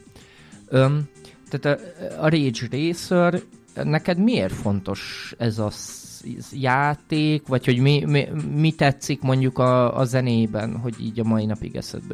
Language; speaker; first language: Hungarian; native; Hungarian